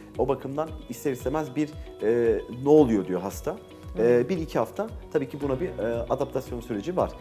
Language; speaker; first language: Turkish; early bilingual, heritage; Turkish